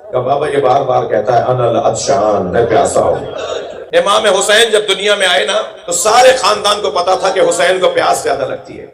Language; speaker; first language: Urdu; non-native, local second language; Sindhi